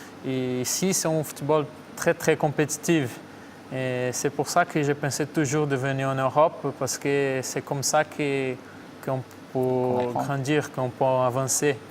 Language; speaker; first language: French; non-native, fluent; Portuguese